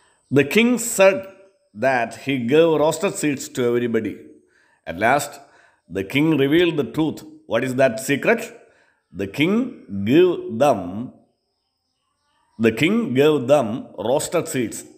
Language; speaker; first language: English; non-native, local second language; Malayalam